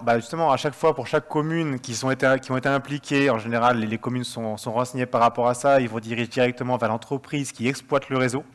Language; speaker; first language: French; native; French